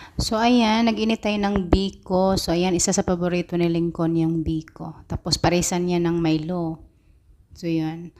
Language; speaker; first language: Filipino; non-native, local second language; Cebuano